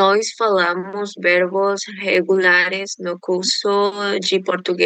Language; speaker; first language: Portuguese; non-native, learner; Spanish